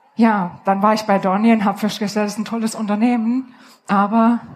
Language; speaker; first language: German; native; German